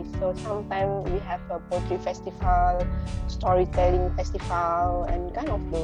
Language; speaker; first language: English; non-native, local second language; Indonesian